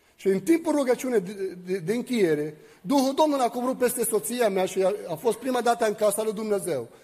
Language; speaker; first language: Romanian; non-native, fluent; Arabic